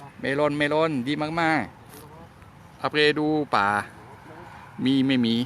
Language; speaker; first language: Thai; non-native, learner; French